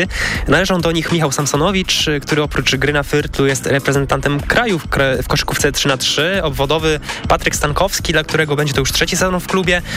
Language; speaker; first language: Polish; native; Polish